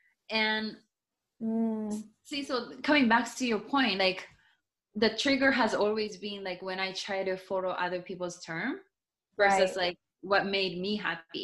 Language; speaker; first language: English; non-native, fluent; Japanese